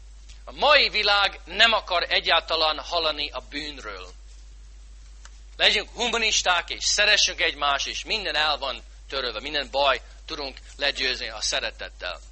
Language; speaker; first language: Hungarian; non-native, fluent; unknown